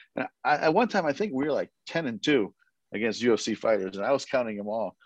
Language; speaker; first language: English; early bilingual, other home language; Korean